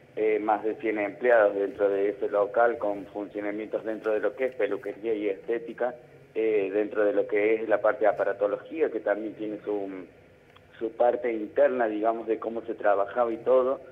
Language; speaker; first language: Spanish; native; Spanish